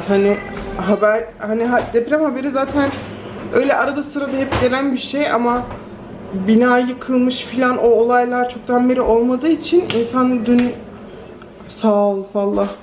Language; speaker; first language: Turkish; native; Turkish